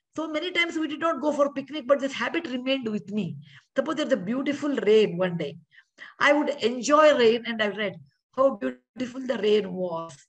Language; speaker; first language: English; non-native, local second language; Kannada